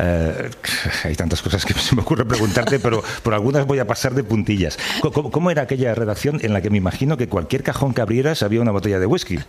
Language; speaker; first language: Spanish; native; Spanish